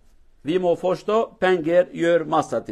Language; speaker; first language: Norwegian; non-native, learner; Kurdish